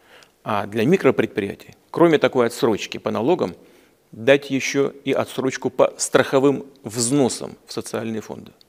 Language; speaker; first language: Russian; native; Russian